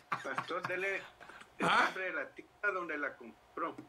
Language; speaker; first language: Spanish; native; Spanish